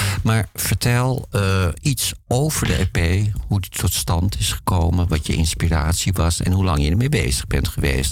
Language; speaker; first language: Dutch; native; Dutch